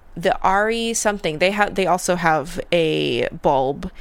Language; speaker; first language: English; early bilingual, other home language; Russian